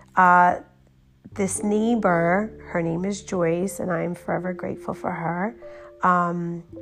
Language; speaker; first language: English; early bilingual, other home language; Romanian